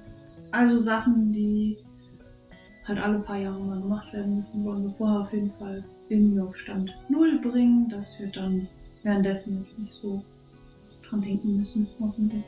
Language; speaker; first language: German; native; German